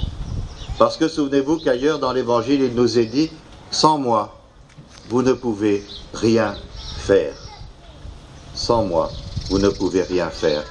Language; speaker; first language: French; native; French